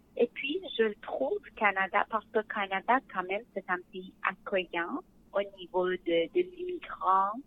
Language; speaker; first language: French; non-native, learner; Persian